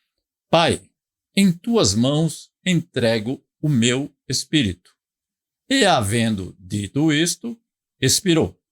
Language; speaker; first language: Portuguese; native; Portuguese